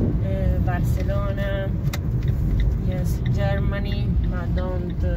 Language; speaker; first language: English; non-native, learner; Italian